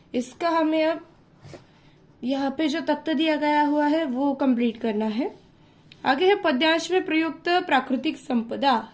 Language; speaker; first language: Hindi; non-native, local second language; Marathi